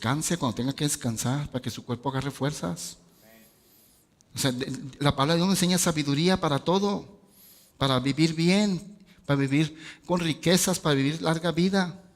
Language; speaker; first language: Spanish; native; Spanish